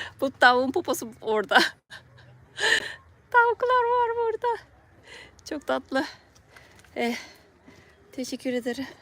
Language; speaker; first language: Turkish; non-native, fluent; Japanese